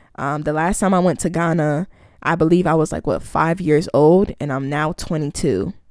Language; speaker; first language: English; early bilingual, other home language; Akan